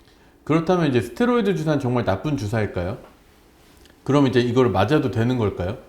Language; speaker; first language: Korean; native; Korean